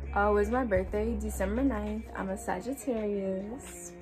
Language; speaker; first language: English; native; English